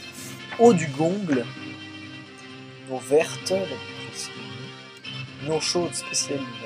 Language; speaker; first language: French; native; French